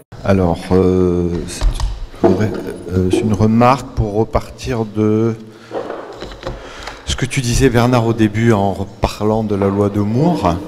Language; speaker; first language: French; native; French